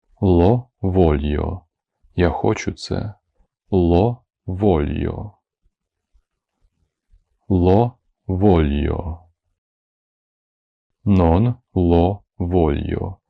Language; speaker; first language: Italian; non-native, fluent; Ukrainian